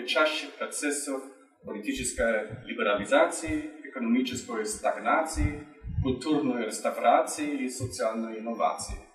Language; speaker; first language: Russian; non-native, fluent; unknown